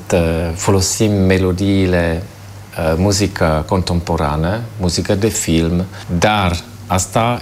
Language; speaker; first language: Romanian; non-native, fluent; German